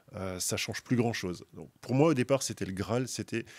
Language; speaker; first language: French; native; French